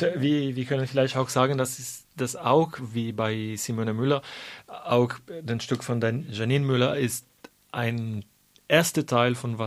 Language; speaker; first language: German; non-native, fluent; Italian